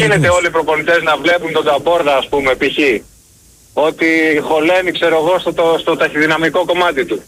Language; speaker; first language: Greek; native; Greek